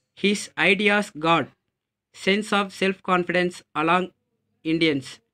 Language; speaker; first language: English; non-native, local second language; Tamil